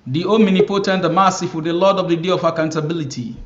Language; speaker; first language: English; non-native, local second language; Yoruba